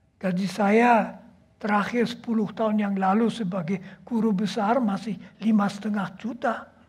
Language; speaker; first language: Indonesian; non-native, fluent; German